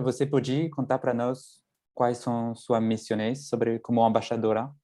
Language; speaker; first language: Portuguese; non-native, fluent; French